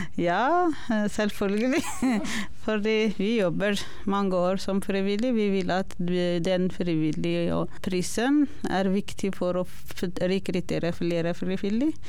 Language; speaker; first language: Norwegian; non-native, learner; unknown